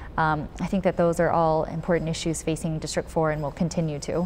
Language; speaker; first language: English; native; English